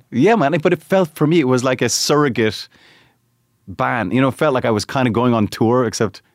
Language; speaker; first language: English; native; English